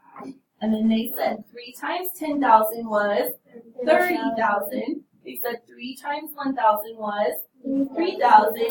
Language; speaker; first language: English; native; English